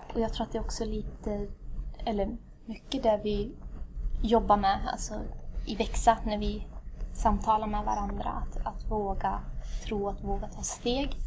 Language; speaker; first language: Swedish; early bilingual, other home language; Tigrinya